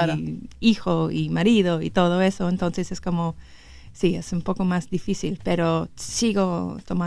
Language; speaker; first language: Spanish; non-native, learner; English